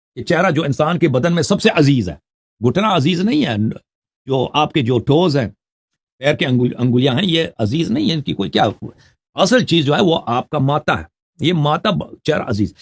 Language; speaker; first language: Urdu; non-native, fluent; Persian